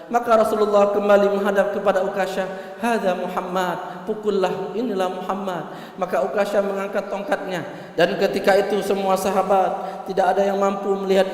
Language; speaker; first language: Indonesian; native; Indonesian